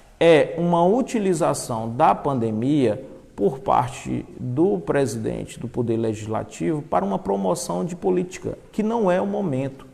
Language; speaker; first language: Portuguese; native; Portuguese